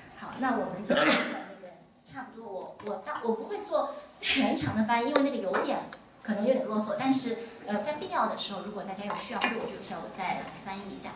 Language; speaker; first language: Chinese; native; Chinese